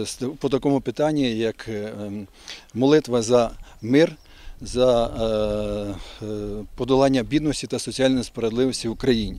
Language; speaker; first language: Ukrainian; native; Ukrainian